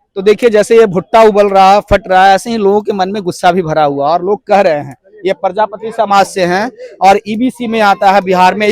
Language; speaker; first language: Hindi; native; Hindi